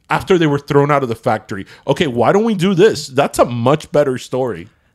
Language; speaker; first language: English; early bilingual, other home language; Spanish